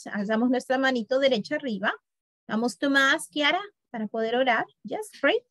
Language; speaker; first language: Spanish; native; Spanish